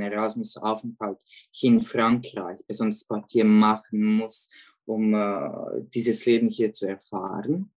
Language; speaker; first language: German; non-native, fluent; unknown